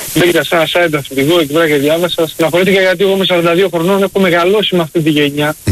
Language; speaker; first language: Greek; early bilingual, heritage; Greek